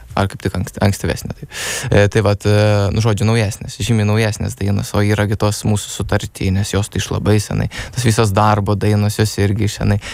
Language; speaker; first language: Lithuanian; native; Lithuanian